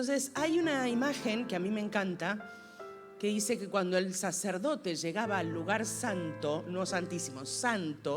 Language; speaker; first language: Spanish; native; Spanish